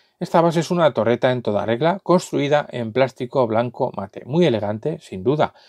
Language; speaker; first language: Spanish; native; Spanish